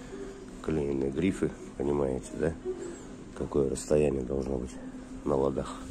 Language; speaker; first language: Russian; native; Russian